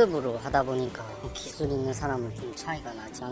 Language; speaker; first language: Korean; native; Korean